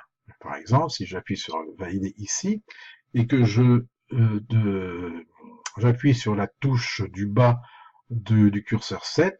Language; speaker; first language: French; native; French